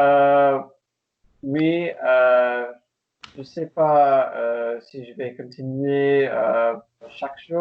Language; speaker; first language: French; non-native, learner; English